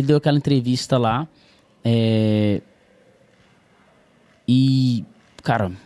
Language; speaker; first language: Portuguese; native; Portuguese